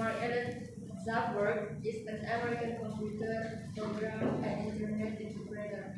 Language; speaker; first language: English; non-native, learner; Indonesian